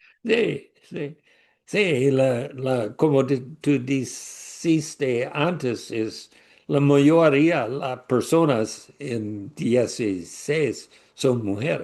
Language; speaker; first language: Spanish; non-native, learner; English